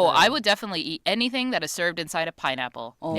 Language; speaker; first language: English; native; English